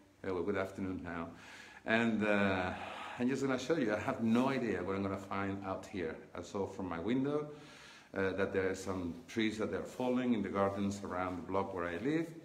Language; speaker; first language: English; non-native, fluent; Spanish